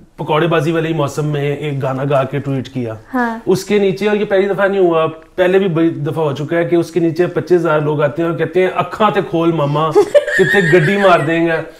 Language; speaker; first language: Urdu; native; Urdu